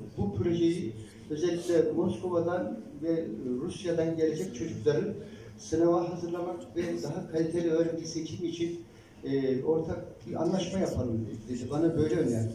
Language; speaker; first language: Turkish; native; Turkish